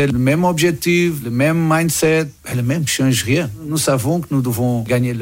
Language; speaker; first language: French; non-native, learner; Portuguese